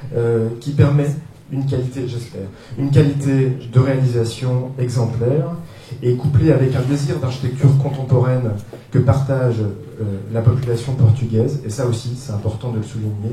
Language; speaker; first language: French; native; French